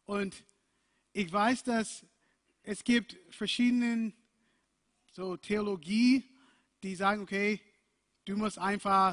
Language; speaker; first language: German; non-native, fluent; English